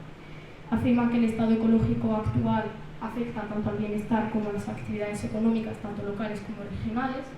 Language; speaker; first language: Spanish; early bilingual, other home language; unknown